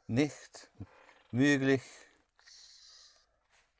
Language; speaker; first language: German; non-native, learner; English